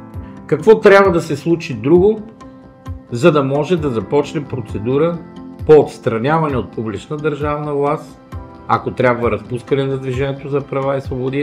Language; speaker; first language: Bulgarian; native; Bulgarian